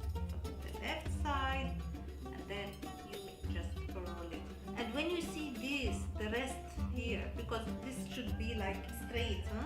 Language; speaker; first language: English; non-native, learner; Arabic